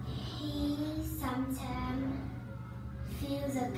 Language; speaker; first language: English; non-native, learner; Vietnamese